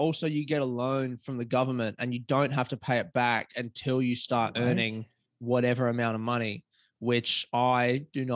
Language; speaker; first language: English; native; English